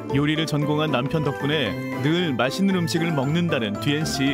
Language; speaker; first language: Korean; native; Korean